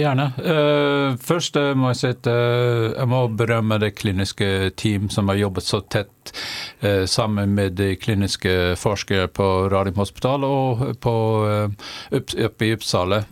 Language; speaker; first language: Norwegian; non-native, fluent; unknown